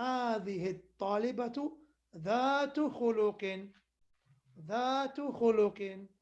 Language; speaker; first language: Arabic; non-native, fluent; English